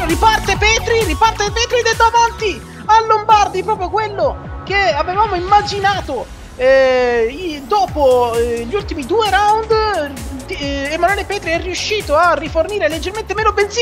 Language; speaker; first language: Italian; native; Italian